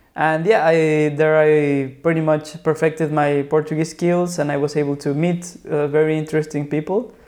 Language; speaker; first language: English; non-native, fluent; Spanish